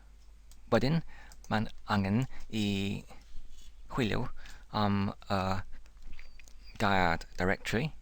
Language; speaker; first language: Welsh; non-native, learner; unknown